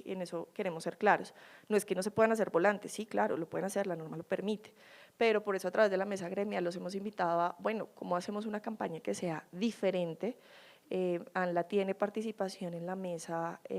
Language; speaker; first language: Spanish; native; Spanish